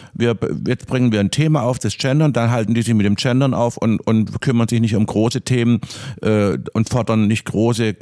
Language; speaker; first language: German; native; German